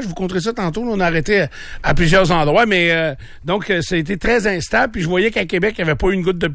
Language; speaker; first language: French; native; French